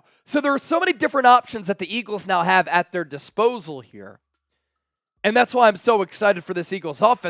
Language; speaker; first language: English; native; English